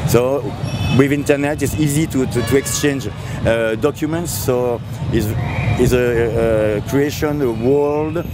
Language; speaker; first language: English; non-native, fluent; French